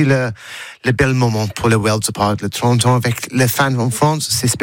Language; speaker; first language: French; non-native, learner; English